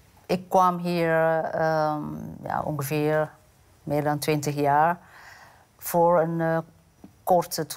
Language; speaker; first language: Dutch; non-native, fluent; Amharic